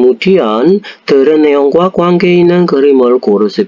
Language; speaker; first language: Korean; non-native, fluent; Indonesian